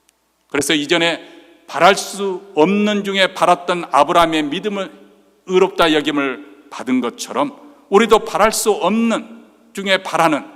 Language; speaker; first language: Korean; native; Korean